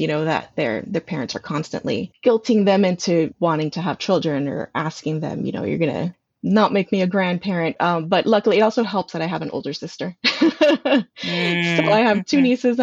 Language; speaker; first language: English; native; English